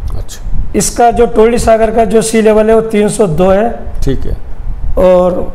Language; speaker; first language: Hindi; native; Hindi